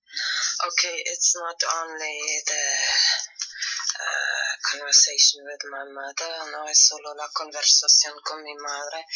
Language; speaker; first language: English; non-native, fluent; German